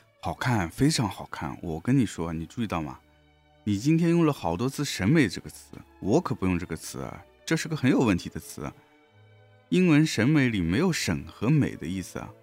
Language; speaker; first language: Chinese; native; Chinese